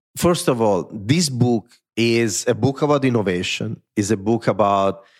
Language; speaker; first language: English; non-native, fluent; Italian